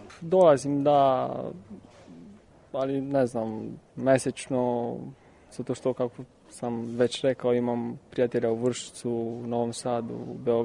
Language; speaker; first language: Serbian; non-native, learner; Romanian